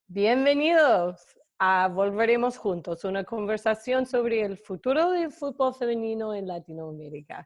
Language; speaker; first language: Spanish; non-native, fluent; English